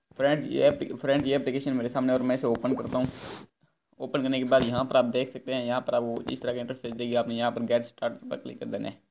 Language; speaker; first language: Urdu; non-native, local second language; Punjabi